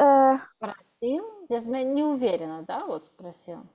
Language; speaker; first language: Russian; native; Russian